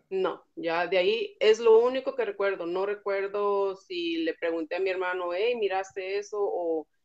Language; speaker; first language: Spanish; native; Spanish